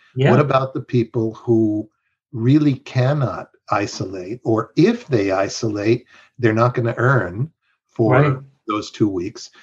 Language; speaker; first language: English; early bilingual, other home language; Spanish